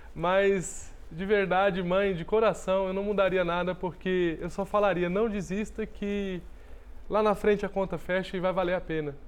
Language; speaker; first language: Portuguese; native; Portuguese